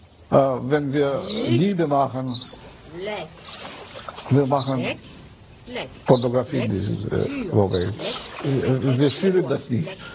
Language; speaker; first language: German; non-native, fluent; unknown